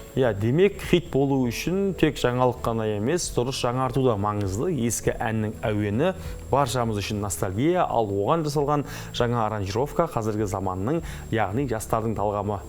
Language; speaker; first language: Kazakh; native; Kazakh